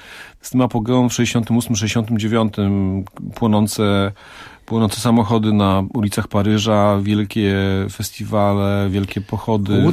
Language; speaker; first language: Polish; native; Polish